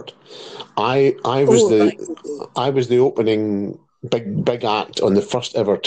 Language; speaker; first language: English; native; English